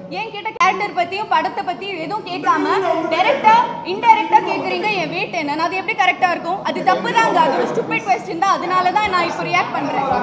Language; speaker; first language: Tamil; non-native, local second language; Malayalam